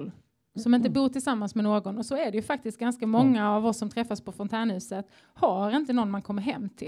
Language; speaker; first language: Swedish; native; Swedish